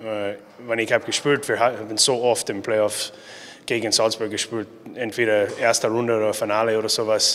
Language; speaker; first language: German; non-native, learner; English